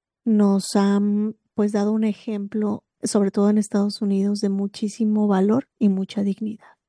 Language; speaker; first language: Spanish; native; Spanish